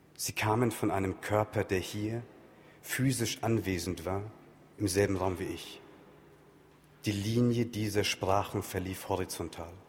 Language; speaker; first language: German; early bilingual, other home language; Tamil